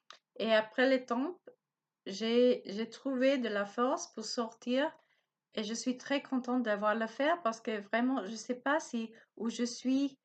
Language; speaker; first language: French; non-native, learner; Spanish